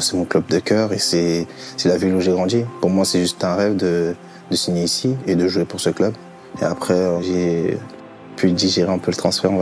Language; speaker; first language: French; native; French